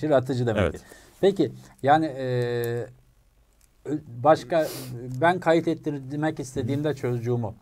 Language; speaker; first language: Turkish; native; Turkish